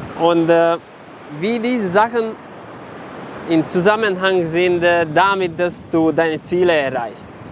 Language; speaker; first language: German; non-native, fluent; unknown